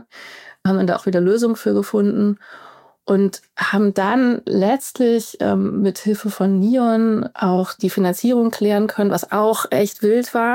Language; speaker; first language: German; native; German